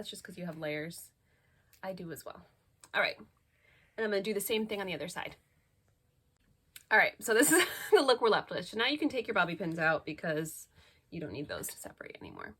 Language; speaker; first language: English; native; English